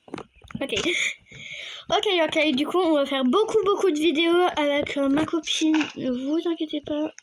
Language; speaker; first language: French; native; French